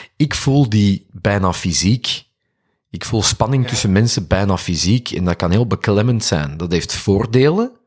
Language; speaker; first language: Dutch; native; Dutch